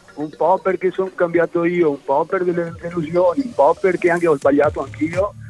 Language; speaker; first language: Italian; native; Italian